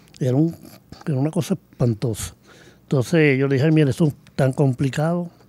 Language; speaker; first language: Spanish; native; Spanish